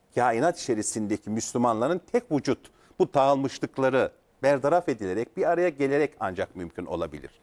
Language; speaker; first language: Turkish; native; Turkish